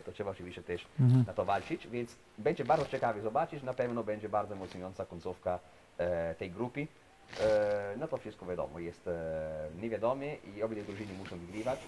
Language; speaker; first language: Polish; non-native, fluent; Italian